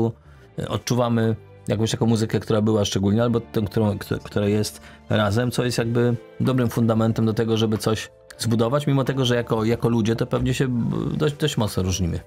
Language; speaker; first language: Polish; native; Polish